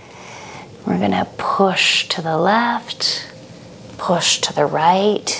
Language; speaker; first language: English; native; English